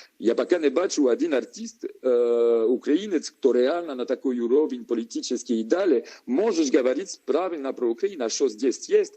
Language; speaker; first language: Ukrainian; non-native, learner; French